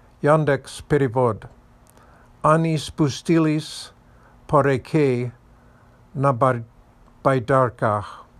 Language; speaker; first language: Russian; non-native, learner; English